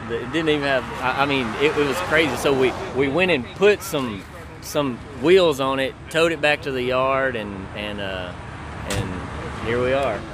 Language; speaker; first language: English; native; English